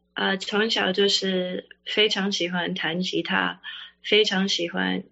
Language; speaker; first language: Chinese; early bilingual, heritage; Chinese